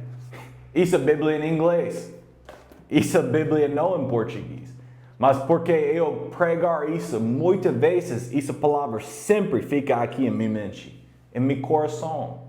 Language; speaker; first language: Portuguese; non-native, learner; English